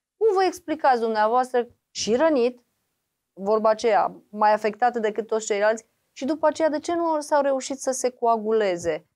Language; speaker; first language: Romanian; native; Romanian